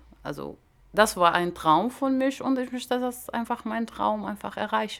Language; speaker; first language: German; non-native, learner; Arabic